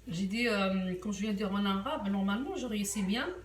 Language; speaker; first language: French; non-native, local second language; Arabic